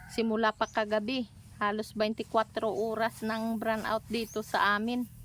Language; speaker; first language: Filipino; non-native, local second language; Cebuano